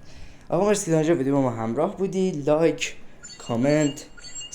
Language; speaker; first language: Persian; native; Persian